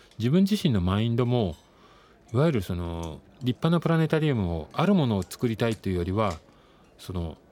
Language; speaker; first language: Japanese; native; Japanese